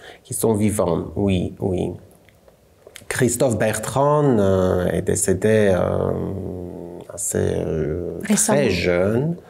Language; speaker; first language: French; non-native, fluent; Armenian